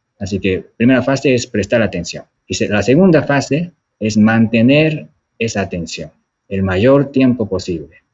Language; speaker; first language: Spanish; non-native, fluent; Japanese